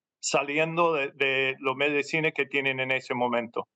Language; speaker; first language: Spanish; non-native, fluent; English